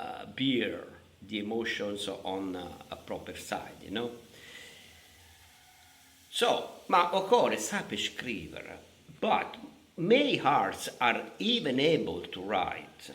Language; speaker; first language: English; non-native, fluent; Italian